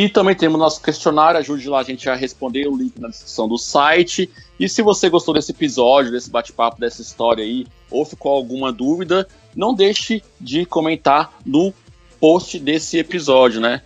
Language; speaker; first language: Portuguese; native; Portuguese